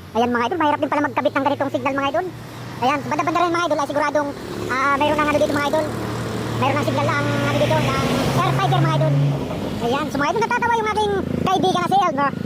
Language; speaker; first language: Filipino; non-native, local second language; Bikol